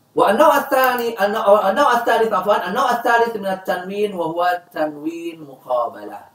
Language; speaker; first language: Arabic; non-native, fluent; Indonesian